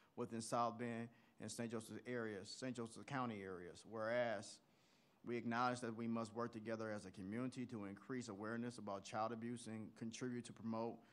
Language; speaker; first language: English; native; English